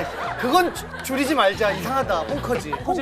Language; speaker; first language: Korean; native; Korean